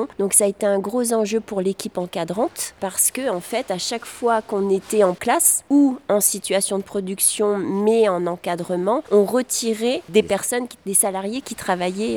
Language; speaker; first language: French; native; French